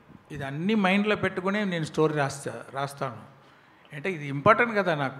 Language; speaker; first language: Telugu; non-native, local second language; Tamil